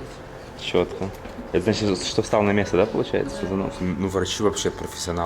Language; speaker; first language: Russian; native; Russian